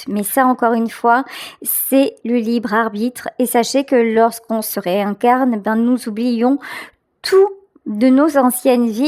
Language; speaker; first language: French; native; French